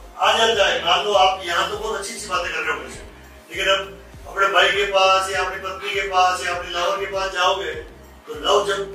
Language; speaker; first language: Hindi; non-native, local second language; Marwari